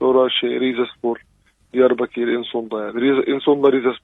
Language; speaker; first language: Turkish; non-native, learner; Arabic